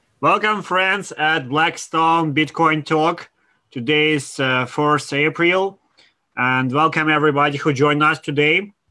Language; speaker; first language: English; non-native, fluent; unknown